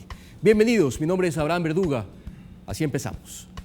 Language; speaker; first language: Spanish; native; Spanish